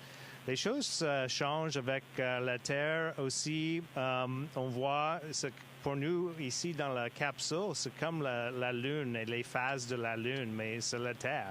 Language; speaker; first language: French; non-native, local second language; English